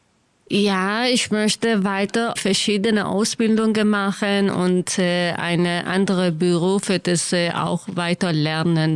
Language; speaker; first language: German; non-native, learner; Kurdish